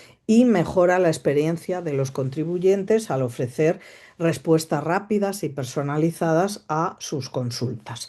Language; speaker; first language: Spanish; native; Spanish